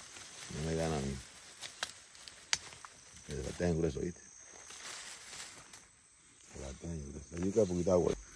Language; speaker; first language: Spanish; native; Spanish